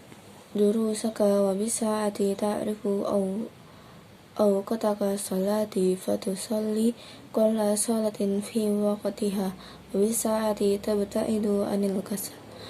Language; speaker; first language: Arabic; non-native, learner; Indonesian